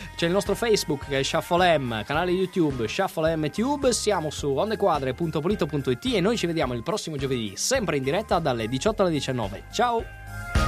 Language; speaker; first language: Italian; native; Italian